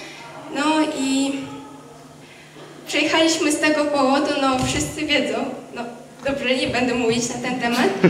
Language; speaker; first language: Polish; non-native, fluent; Crimean Tatar